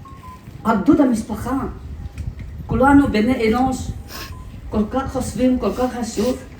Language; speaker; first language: Hebrew; non-native, fluent; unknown